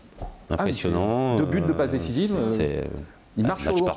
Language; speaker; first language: French; native; French